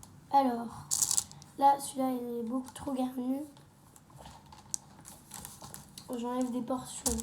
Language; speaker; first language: French; native; French